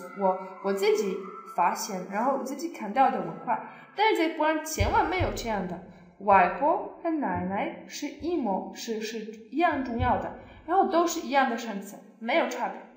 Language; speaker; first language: Chinese; non-native, fluent; Polish